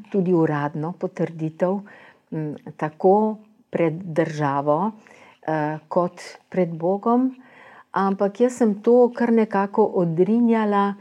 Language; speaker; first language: Slovenian; native; Slovenian